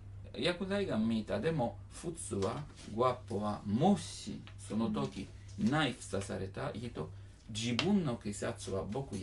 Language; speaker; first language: Japanese; non-native, learner; Italian